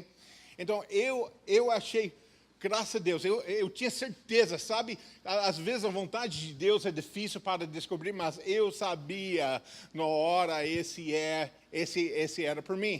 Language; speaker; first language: Portuguese; non-native, fluent; English